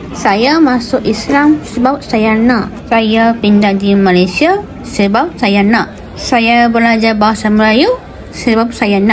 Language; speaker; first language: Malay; non-native, learner; Japanese